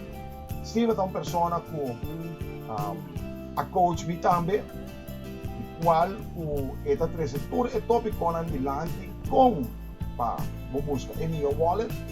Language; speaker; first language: Portuguese; non-native, learner; Papiamento